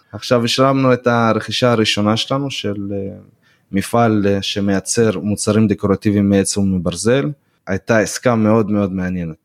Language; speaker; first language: Hebrew; early bilingual, other home language; Russian